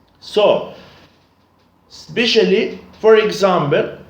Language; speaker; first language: English; non-native, learner; Arabic